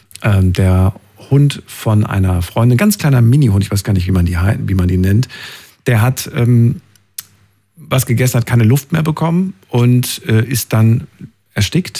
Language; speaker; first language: German; native; German